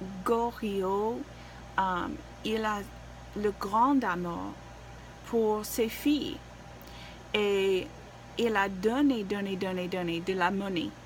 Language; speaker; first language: French; non-native, learner; English